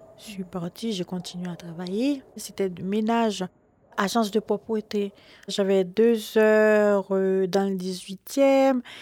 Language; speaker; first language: French; non-native, local second language; Haitian Creole